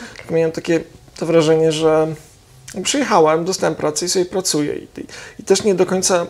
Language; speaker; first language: Polish; native; Polish